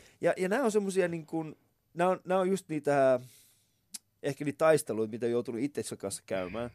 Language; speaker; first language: Finnish; early bilingual, other home language; Persian